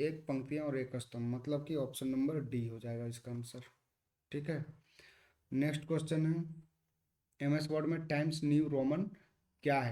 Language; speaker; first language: Hindi; native; Hindi